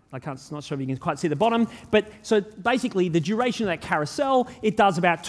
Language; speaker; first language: English; native; English